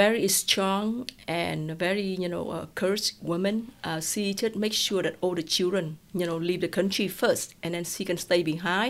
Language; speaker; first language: English; non-native, fluent; Vietnamese